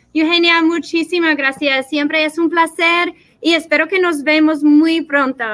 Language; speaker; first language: Spanish; non-native, fluent; English